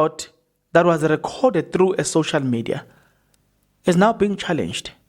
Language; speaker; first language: English; non-native, local second language; Zulu